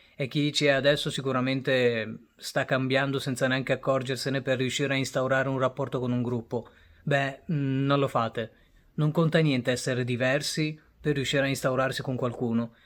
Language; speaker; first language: Italian; early bilingual, other home language; Bangla